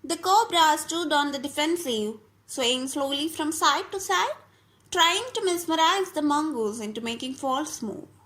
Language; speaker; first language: English; non-native, local second language; Malayalam